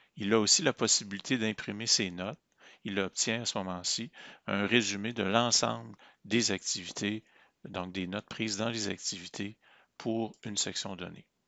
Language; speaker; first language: French; native; French